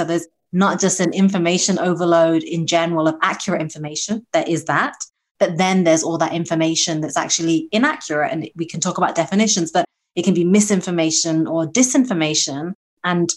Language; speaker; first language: English; native; English